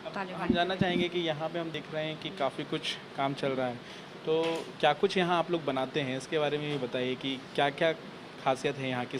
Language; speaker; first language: Hindi; native; Hindi